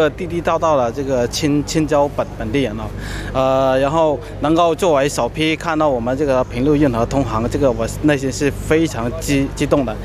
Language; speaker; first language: Chinese; native; Chinese